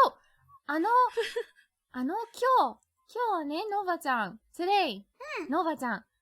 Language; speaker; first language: Japanese; non-native, learner; English